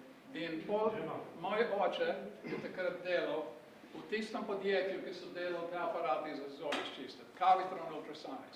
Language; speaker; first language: Slovenian; early bilingual, heritage; Slovenian